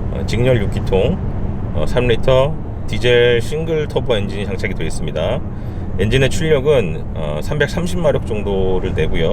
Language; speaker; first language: Korean; native; Korean